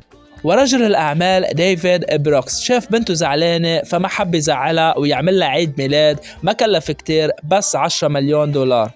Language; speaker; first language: Arabic; native; Arabic